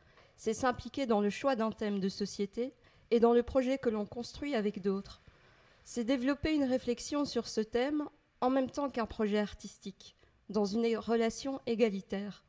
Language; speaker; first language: French; native; French